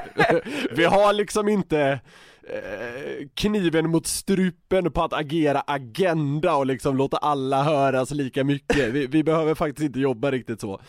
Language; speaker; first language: Swedish; native; Swedish